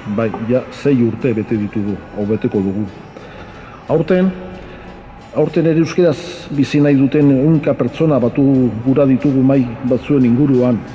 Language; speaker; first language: Basque; native; Basque